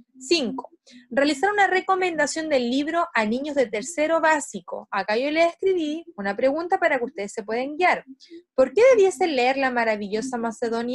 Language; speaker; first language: Spanish; native; Spanish